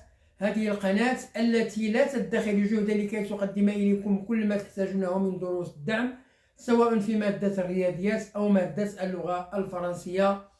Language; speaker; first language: Arabic; native; Arabic